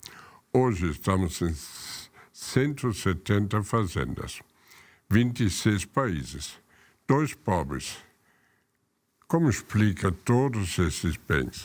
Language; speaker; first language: Portuguese; non-native, fluent; German